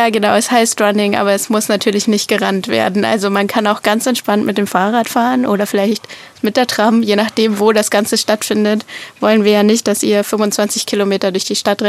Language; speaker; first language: German; native; German